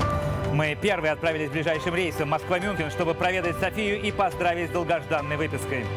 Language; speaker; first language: Russian; native; Russian